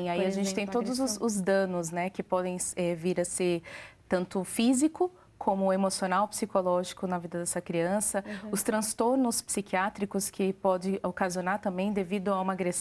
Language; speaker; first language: Portuguese; native; Portuguese